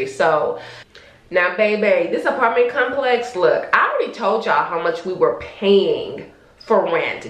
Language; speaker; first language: English; native; English